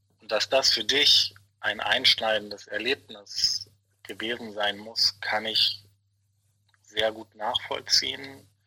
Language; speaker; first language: German; native; German